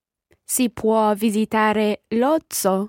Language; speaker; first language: Italian; non-native, learner; English